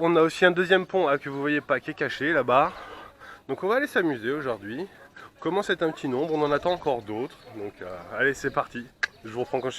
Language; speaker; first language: French; native; French